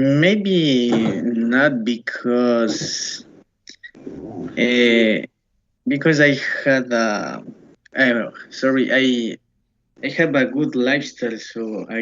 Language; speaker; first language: English; non-native, learner; Spanish